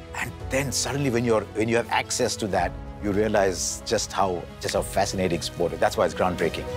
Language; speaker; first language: English; non-native, local second language; Hindi